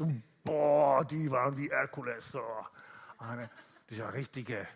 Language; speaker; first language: German; non-native, fluent; Italian